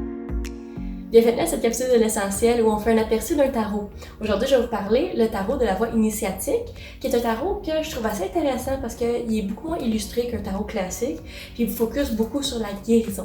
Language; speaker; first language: French; native; French